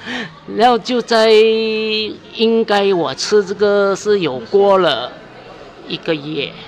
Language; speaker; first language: Chinese; native; Chinese